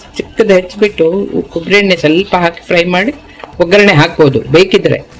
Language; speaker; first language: Kannada; non-native, local second language; Konkani